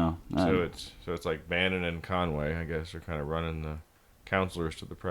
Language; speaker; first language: English; native; English